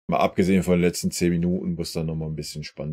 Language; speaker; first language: German; native; German